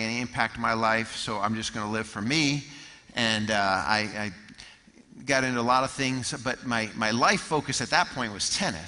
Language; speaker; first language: English; native; English